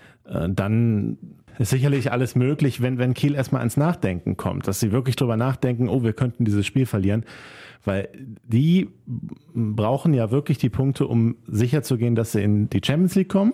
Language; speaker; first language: German; native; German